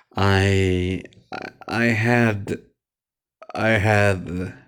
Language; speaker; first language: English; non-native, learner; Portuguese